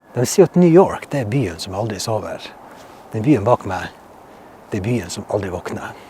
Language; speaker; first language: Norwegian; native; Norwegian